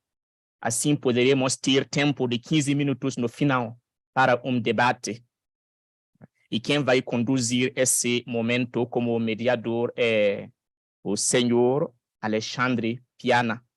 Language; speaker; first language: Portuguese; non-native, fluent; French